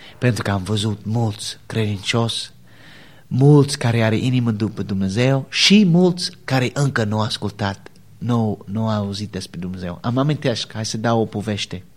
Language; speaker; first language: Romanian; non-native, learner; English